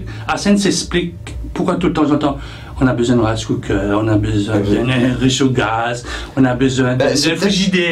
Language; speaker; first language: French; non-native, local second language; Morisyen